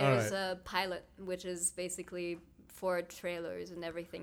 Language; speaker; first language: English; non-native, fluent; German